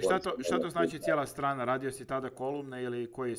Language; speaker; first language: Croatian; native; Croatian